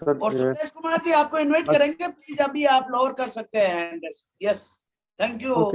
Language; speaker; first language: Hindi; native; Hindi